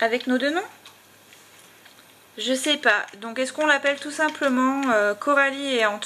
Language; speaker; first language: French; native; French